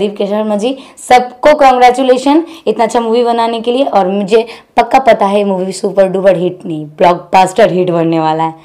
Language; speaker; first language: Hindi; non-native, local second language; Bangla